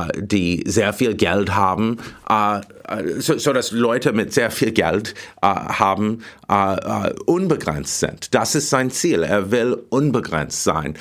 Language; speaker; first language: German; non-native, learner; English